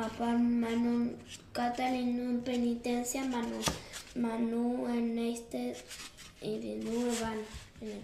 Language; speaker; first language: Welsh; non-native, learner; Spanish